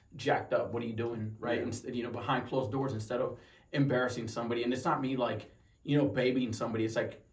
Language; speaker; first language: English; native; English